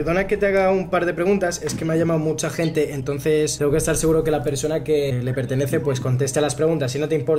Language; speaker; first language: Spanish; native; Spanish